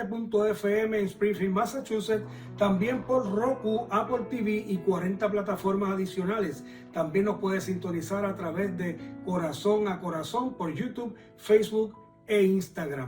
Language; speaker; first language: Spanish; native; Spanish